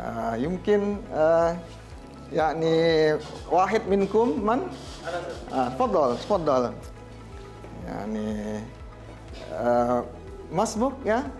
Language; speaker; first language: Arabic; non-native, fluent; Indonesian